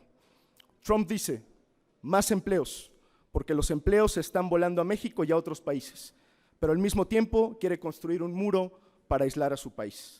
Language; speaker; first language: Spanish; native; Spanish